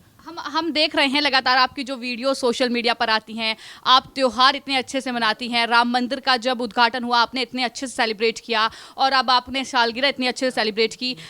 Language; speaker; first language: Hindi; native; Hindi